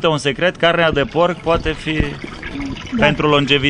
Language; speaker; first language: Romanian; native; Romanian